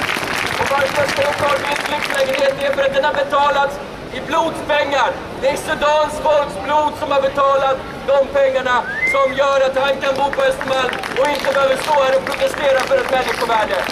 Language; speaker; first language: Swedish; native; Swedish